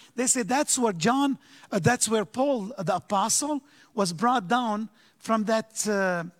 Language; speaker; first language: English; early bilingual, other home language; Arabic